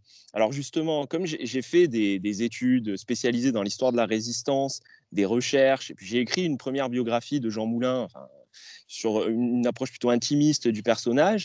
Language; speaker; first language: French; native; French